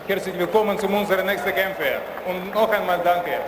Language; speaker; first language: German; non-native, learner; Russian